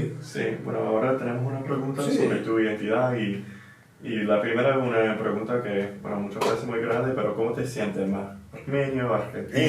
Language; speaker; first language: Spanish; non-native, learner; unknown